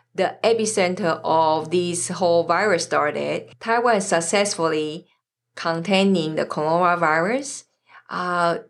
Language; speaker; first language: English; non-native, fluent; Chinese